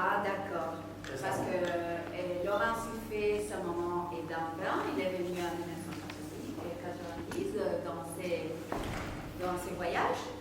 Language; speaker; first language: French; non-native, fluent; Spanish